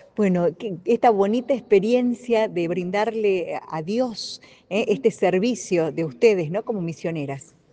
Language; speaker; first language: Spanish; native; Spanish